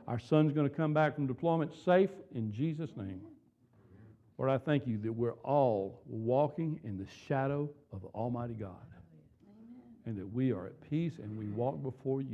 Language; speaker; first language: English; native; English